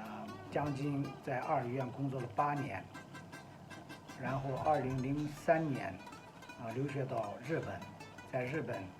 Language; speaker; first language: Chinese; non-native, local second language; Uyghur